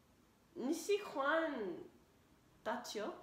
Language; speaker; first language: Chinese; non-native, learner; English